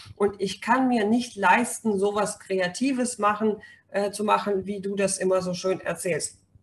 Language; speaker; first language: German; non-native, fluent; Russian